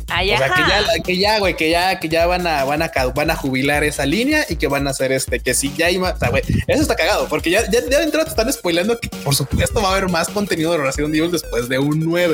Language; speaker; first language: Spanish; native; Spanish